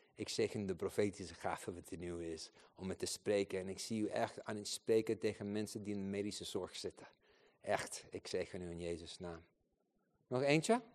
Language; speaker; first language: Dutch; non-native, fluent; Spanish